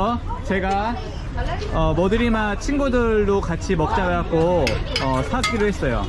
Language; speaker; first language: Korean; native; Korean